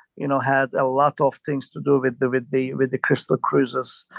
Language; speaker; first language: English; non-native, fluent; Turkish